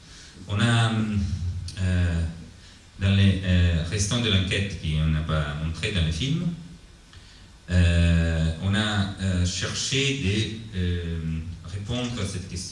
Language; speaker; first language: French; non-native, learner; Italian